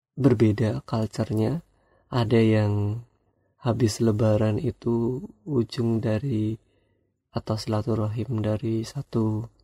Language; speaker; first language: Indonesian; non-native, local second language; Javanese